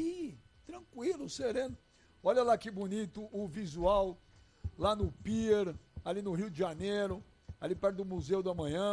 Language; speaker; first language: Portuguese; native; Portuguese